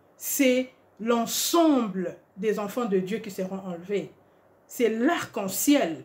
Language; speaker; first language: French; non-native, local second language; Lingala